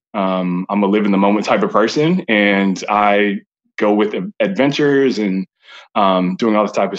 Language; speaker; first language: English; native; English